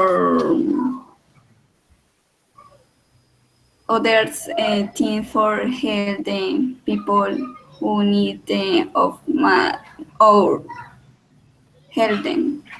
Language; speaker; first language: English; non-native, learner; Spanish